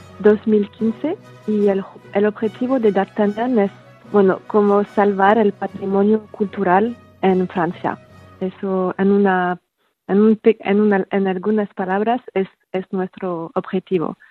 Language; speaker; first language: Spanish; non-native, fluent; French